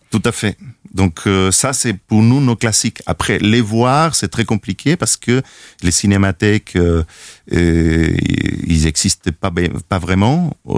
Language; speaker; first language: French; non-native, fluent; Spanish